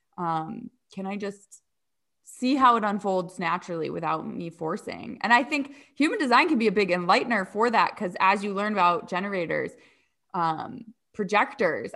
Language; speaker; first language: English; native; English